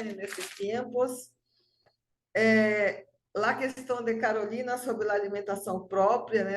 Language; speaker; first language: Portuguese; non-native, fluent; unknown